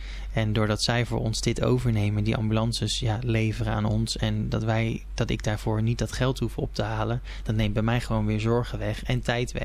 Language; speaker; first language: Dutch; native; Dutch